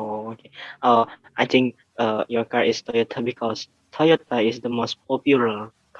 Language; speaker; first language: English; non-native, learner; Indonesian